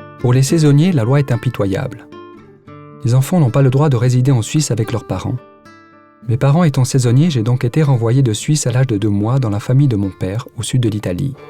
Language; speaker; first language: French; early bilingual, other home language; Italian